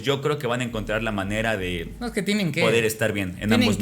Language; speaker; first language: Spanish; native; Spanish